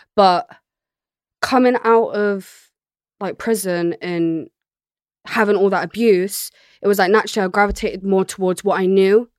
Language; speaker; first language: English; native; English